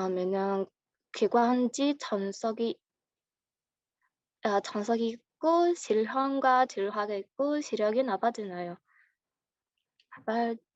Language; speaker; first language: Korean; non-native, learner; Mongolian